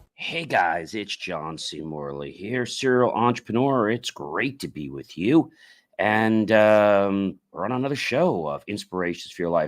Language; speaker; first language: English; native; English